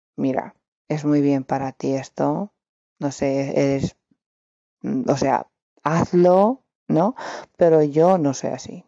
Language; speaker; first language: Spanish; non-native, fluent; Romanian